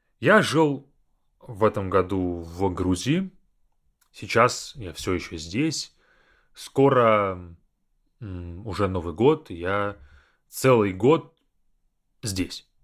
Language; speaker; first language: Russian; native; Russian